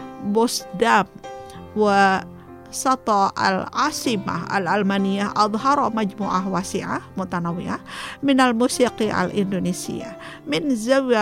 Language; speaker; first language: Arabic; non-native, fluent; Indonesian